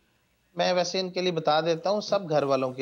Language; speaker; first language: Urdu; native; Urdu